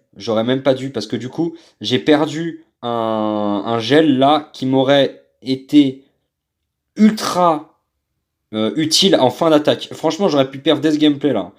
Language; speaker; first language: French; native; French